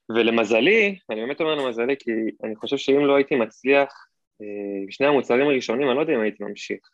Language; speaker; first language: Hebrew; native; Hebrew